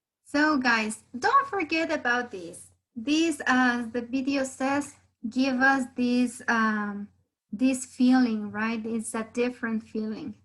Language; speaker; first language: English; non-native, fluent; Spanish